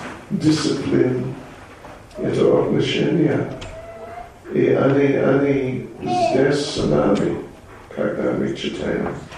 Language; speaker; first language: Russian; non-native, learner; English